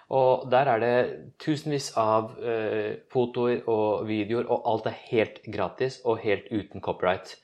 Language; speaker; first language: Norwegian; early bilingual, other home language; Urdu